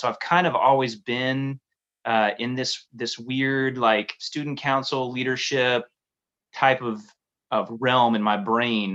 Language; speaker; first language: English; native; English